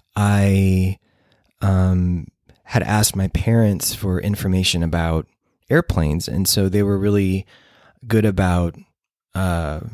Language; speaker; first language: English; native; English